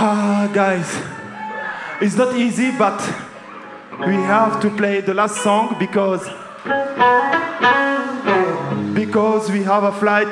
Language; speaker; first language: English; non-native, learner; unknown